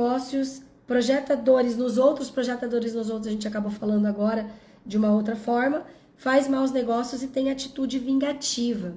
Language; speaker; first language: Portuguese; native; Portuguese